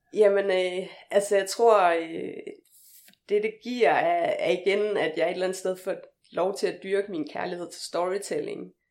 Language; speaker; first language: Danish; native; Danish